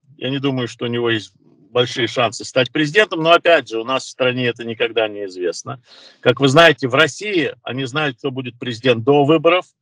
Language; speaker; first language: Russian; early bilingual, other home language; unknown